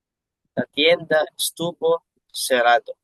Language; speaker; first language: Spanish; non-native, learner; Filipino